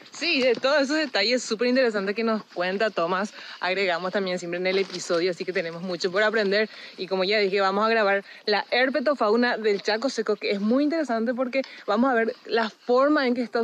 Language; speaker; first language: Spanish; native; Spanish